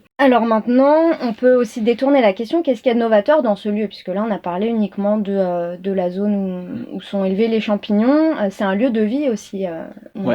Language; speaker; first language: French; native; French